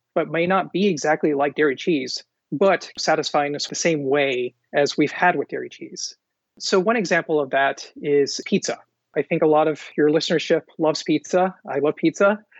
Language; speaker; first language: English; early bilingual, other home language; Hindi